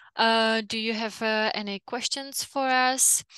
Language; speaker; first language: English; non-native, fluent; Czech